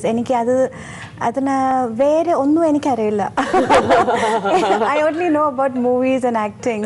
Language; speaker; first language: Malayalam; non-native, local second language; Tamil